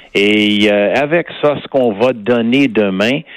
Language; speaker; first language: French; non-native, fluent; English